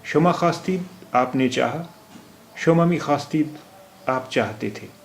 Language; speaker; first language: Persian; non-native, fluent; Urdu